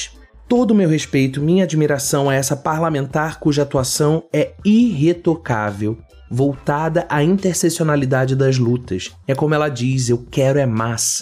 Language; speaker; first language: Portuguese; native; Portuguese